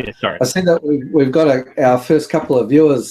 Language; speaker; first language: English; native; English